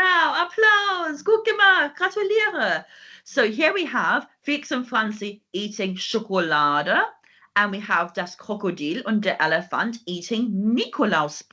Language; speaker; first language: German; non-native, fluent; English